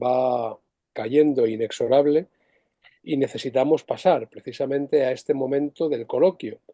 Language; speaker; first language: Spanish; native; Spanish